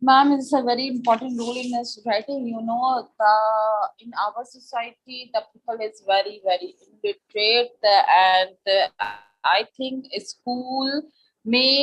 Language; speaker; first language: English; non-native, learner; Urdu